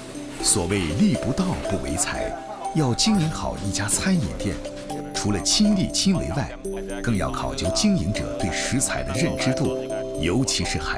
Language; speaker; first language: Chinese; native; Chinese